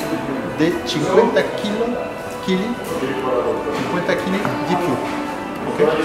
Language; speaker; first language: Italian; non-native, fluent; French